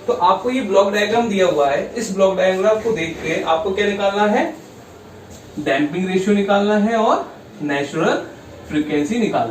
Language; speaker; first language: Hindi; native; Hindi